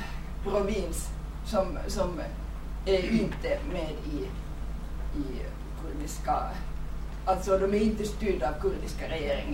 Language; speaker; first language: Swedish; non-native, fluent; Finnish